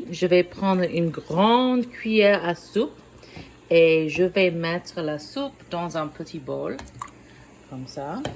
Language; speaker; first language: French; non-native, fluent; English